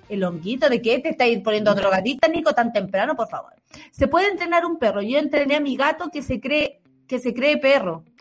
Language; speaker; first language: Spanish; native; Spanish